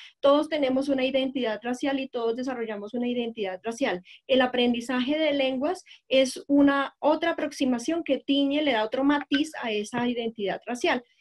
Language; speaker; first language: Spanish; native; Spanish